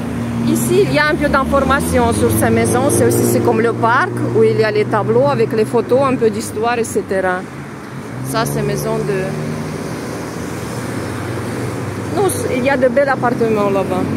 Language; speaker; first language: French; non-native, fluent; Russian